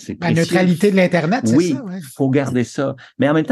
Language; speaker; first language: French; native; French